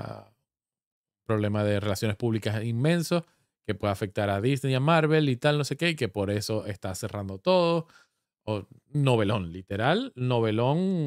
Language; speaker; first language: Spanish; native; Spanish